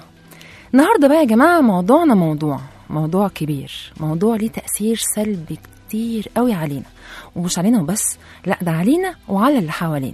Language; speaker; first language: Arabic; native; Arabic